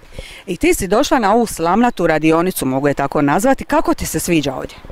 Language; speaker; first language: Croatian; native; Croatian